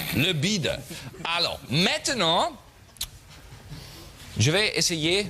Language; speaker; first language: French; non-native, learner; German